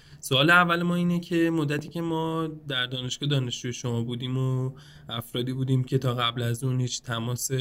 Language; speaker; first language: Persian; native; Persian